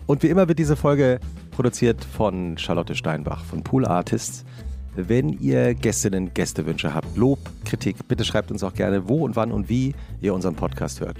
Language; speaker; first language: German; native; German